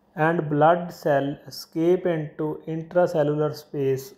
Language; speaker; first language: English; non-native, local second language; Punjabi